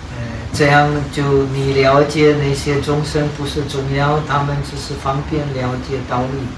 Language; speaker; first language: Chinese; non-native, learner; Czech